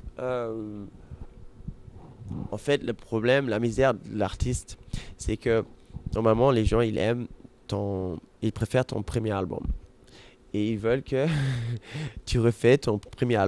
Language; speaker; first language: French; non-native, fluent; German